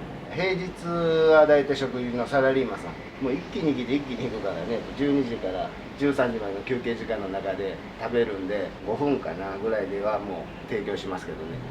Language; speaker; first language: Japanese; native; Japanese